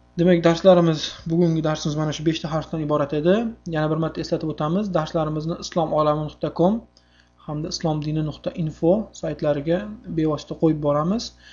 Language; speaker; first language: Uzbek; native; Uzbek